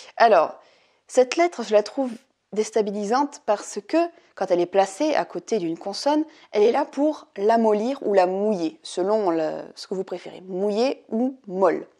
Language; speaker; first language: French; native; French